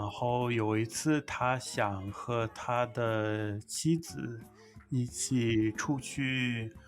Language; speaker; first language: Chinese; non-native, fluent; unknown